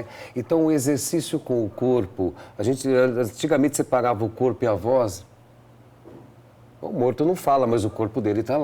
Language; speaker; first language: Portuguese; native; Portuguese